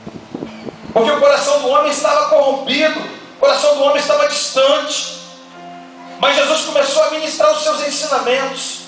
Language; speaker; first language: Portuguese; native; Portuguese